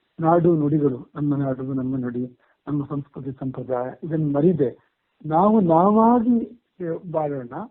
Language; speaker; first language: Kannada; native; Kannada